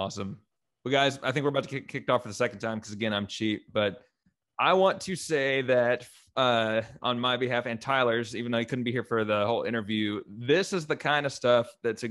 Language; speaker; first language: English; native; English